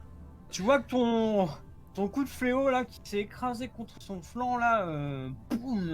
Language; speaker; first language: French; native; French